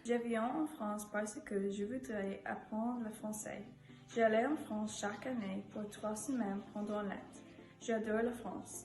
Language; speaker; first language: French; non-native, learner; English